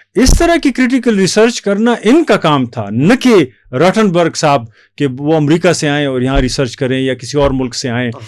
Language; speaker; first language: Urdu; non-native, local second language; Pashto